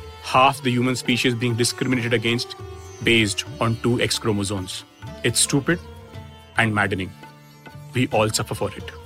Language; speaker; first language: English; non-native, local second language; Hindi